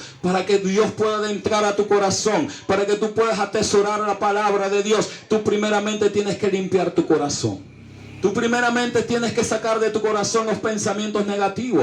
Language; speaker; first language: Spanish; native; Spanish